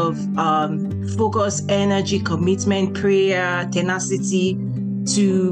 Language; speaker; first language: English; non-native, local second language; Yoruba